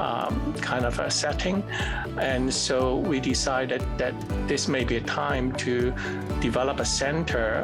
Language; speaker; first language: English; non-native, fluent; Cantonese